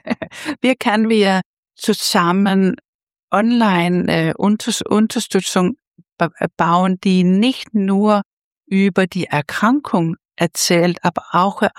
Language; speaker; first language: German; non-native, fluent; Danish